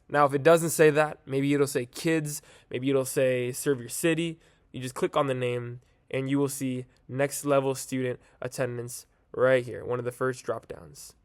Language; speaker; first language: English; native; English